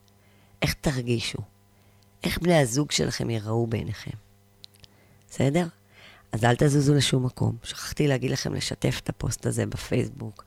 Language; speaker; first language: Hebrew; native; Hebrew